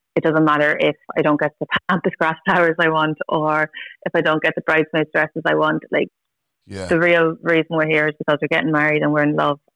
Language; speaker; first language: English; native; English